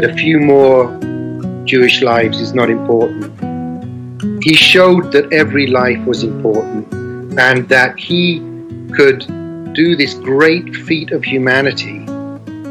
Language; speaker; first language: English; native; English